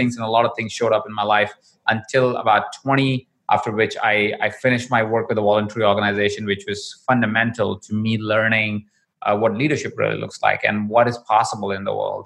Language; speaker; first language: English; non-native, local second language; Hindi